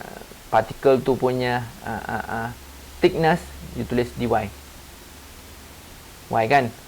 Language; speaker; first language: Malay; native; Malay